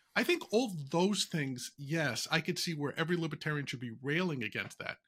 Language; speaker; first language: English; native; English